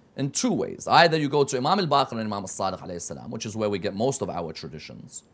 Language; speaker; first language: English; native; English